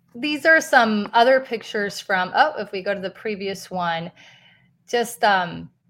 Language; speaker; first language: English; non-native, fluent; Spanish